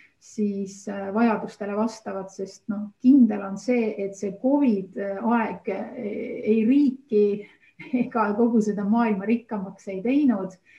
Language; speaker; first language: Estonian; native; Estonian